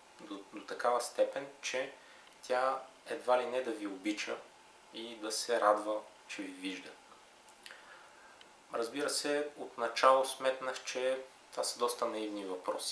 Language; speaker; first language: Bulgarian; native; Bulgarian